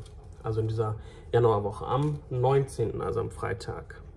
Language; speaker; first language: German; native; German